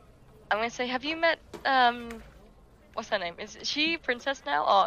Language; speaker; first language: English; native; English